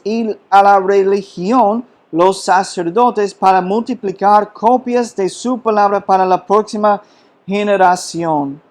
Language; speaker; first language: Spanish; non-native, fluent; English